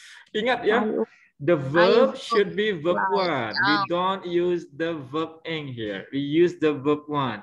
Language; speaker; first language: English; non-native, fluent; Indonesian